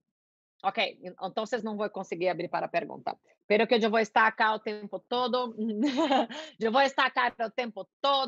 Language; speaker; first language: Spanish; non-native, learner; Portuguese